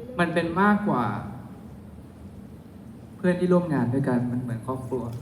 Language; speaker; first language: Thai; native; Thai